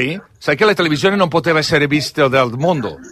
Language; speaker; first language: Italian; non-native, learner; Catalan